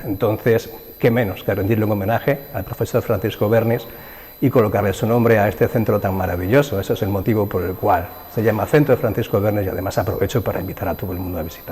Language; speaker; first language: Spanish; native; Spanish